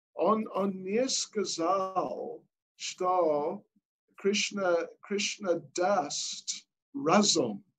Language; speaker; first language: Russian; non-native, learner; English